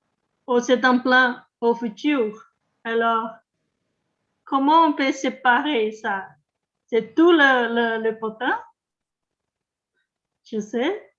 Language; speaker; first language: French; non-native, learner; Portuguese